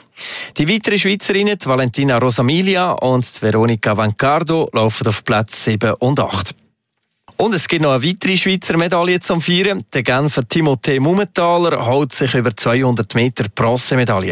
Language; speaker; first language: German; native; German